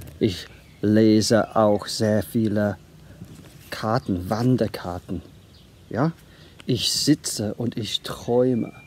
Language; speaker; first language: German; non-native, fluent; English